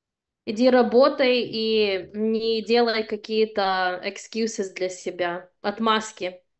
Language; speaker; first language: Russian; early bilingual, heritage; Russian